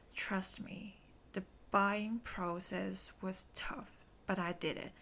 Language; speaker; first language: English; non-native, local second language; Cantonese